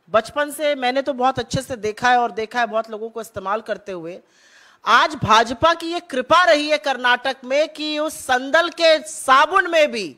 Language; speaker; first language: Hindi; native; Hindi